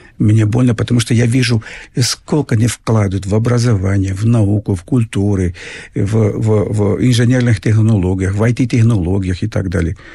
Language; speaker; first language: Russian; non-native, fluent; Portuguese